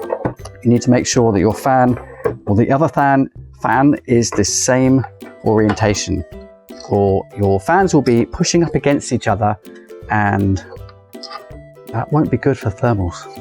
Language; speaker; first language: English; native; English